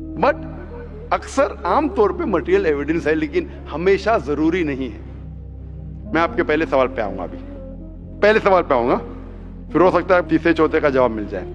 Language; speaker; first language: Hindi; non-native, local second language; Konkani